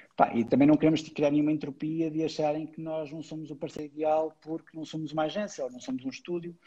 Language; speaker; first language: Portuguese; native; Portuguese